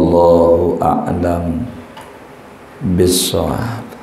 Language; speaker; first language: Indonesian; native; Indonesian